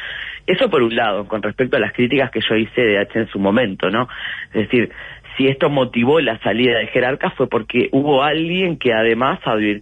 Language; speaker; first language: Spanish; native; Spanish